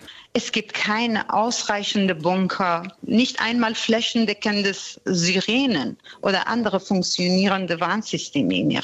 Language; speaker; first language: German; non-native, fluent; Persian